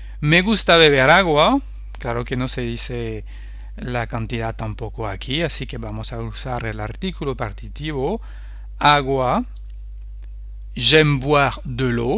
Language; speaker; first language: Spanish; non-native, fluent; French